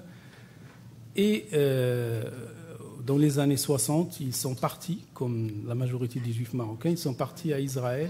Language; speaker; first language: French; non-native, local second language; Arabic